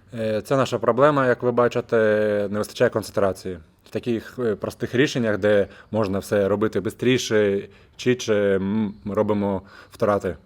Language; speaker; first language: Ukrainian; native; Ukrainian